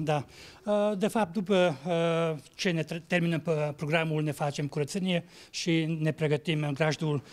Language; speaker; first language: Romanian; non-native, local second language; Hungarian